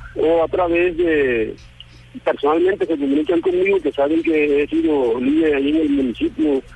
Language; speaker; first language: Spanish; native; Spanish